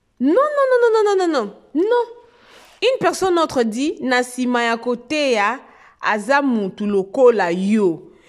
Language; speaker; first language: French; non-native, local second language; Lingala